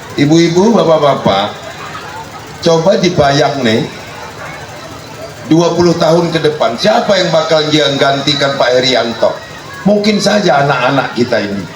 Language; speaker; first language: Indonesian; non-native, local second language; Javanese